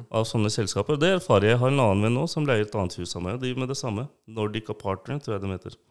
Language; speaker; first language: Norwegian; non-native, local second language; Urdu